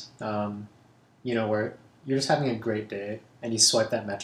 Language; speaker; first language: English; non-native, local second language; Cantonese